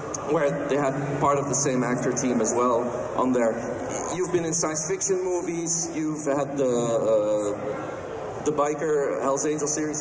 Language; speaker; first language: English; non-native, fluent; French